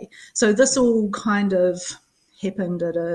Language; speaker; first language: English; native; English